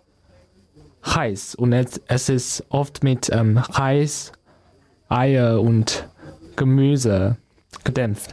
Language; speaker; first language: German; non-native, learner; Chinese